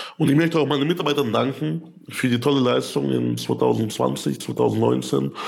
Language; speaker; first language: German; early bilingual, other home language; Russian